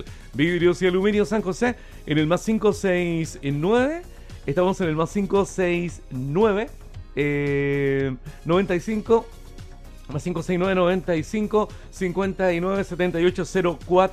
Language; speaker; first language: Spanish; native; Spanish